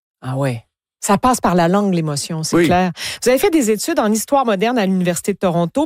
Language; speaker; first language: French; native; French